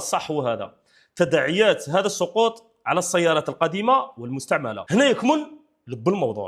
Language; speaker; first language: Arabic; native; Arabic